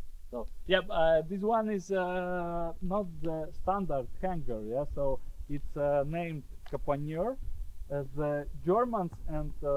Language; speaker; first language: English; non-native, learner; Russian